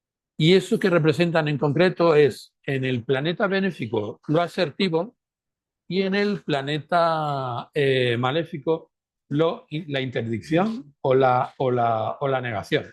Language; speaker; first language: Spanish; native; Spanish